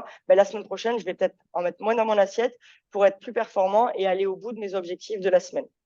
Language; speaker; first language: French; native; French